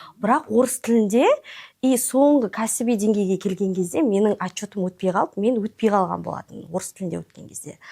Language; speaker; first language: Kazakh; non-native, local second language; Russian